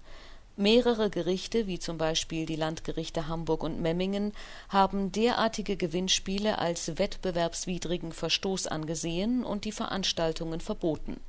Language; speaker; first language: German; native; German